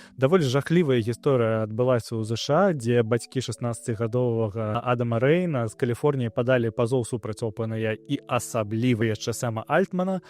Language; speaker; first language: Belarusian; non-native, local second language; Russian